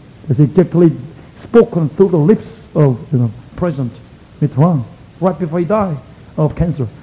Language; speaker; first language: English; non-native, fluent; Korean